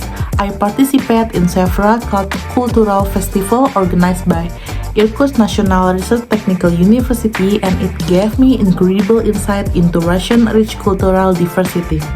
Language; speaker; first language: English; non-native, learner; Indonesian